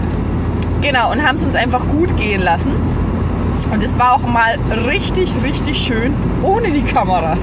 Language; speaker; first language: German; native; German